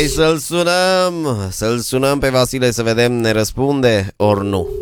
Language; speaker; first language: Romanian; native; Romanian